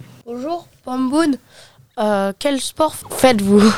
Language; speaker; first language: French; native; French